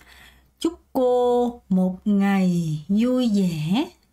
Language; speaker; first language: Vietnamese; non-native, fluent; Korean